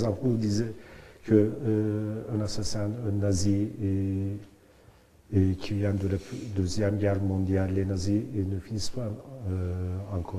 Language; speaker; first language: French; non-native, learner; Turkish